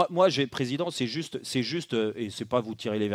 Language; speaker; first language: French; native; French